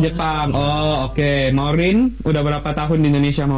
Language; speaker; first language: Indonesian; non-native, fluent; German